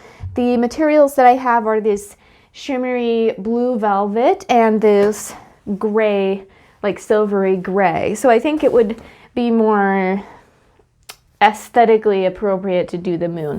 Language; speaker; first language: English; native; English